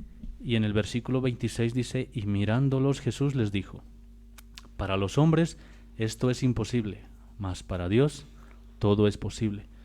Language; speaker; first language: Spanish; native; Spanish